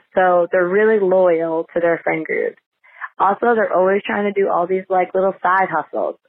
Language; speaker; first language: English; native; English